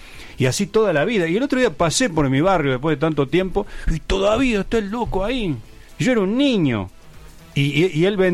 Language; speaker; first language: Spanish; native; Spanish